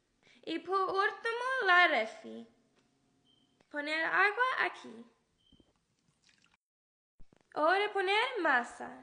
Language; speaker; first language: Spanish; non-native, learner; English